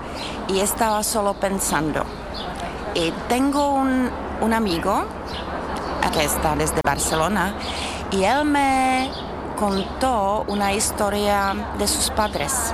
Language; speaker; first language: Spanish; non-native, learner; Czech